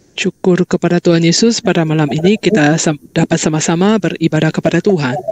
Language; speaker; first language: Malay; non-native, local second language; Chinese